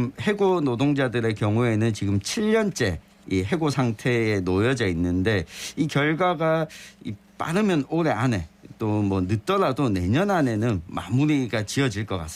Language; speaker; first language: Korean; native; Korean